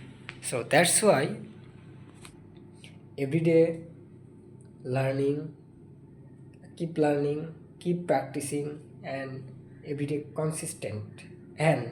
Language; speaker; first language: English; non-native, learner; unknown